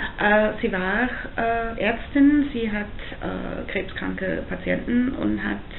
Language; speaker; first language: German; non-native, fluent; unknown